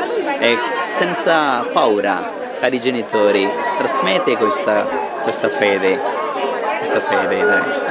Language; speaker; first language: Italian; non-native, fluent; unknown